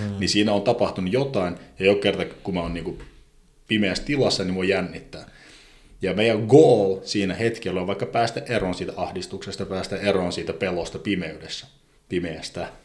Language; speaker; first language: Finnish; non-native, fluent; Azerbaijani